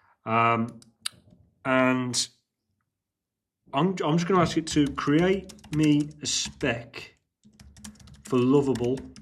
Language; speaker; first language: English; native; English